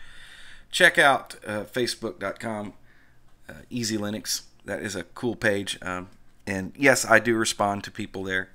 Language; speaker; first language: English; native; English